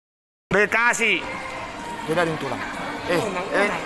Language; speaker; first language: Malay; non-native, local second language; Batak Toba